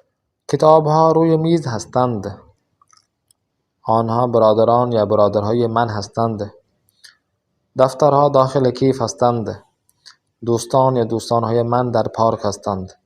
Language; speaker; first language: Persian; non-native, fluent; Urdu